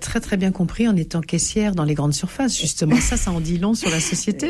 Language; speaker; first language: French; native; French